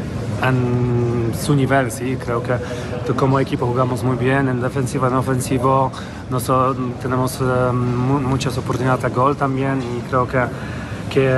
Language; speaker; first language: Spanish; non-native, fluent; Polish